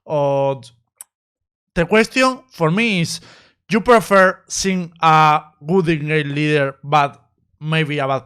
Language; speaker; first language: English; non-native, learner; Spanish